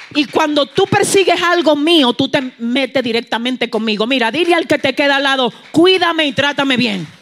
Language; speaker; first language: Spanish; early bilingual, heritage; Spanish